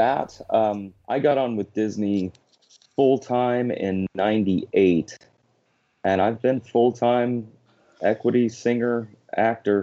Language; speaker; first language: English; native; English